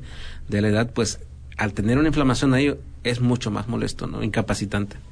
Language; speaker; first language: Spanish; native; Spanish